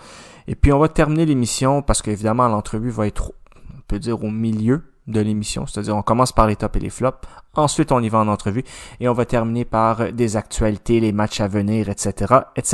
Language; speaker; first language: French; native; French